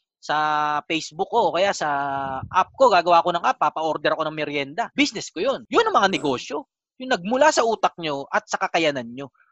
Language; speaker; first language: Filipino; native; Filipino